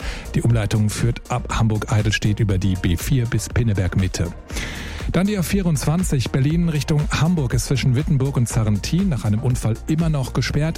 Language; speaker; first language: German; native; German